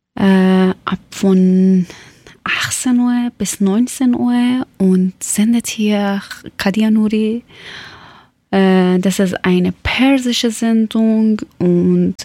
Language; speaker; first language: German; non-native, learner; Persian